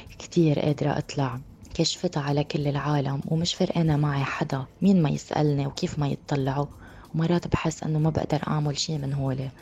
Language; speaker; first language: Arabic; native; Arabic